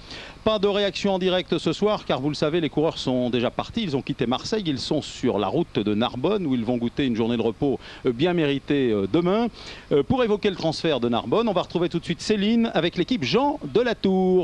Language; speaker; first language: French; native; French